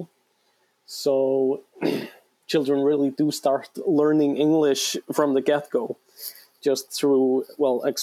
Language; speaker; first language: English; non-native, fluent; Icelandic